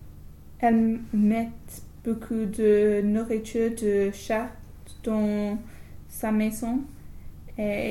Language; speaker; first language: French; non-native, learner; English